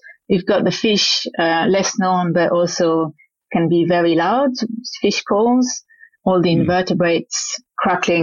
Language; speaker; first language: English; non-native, fluent; French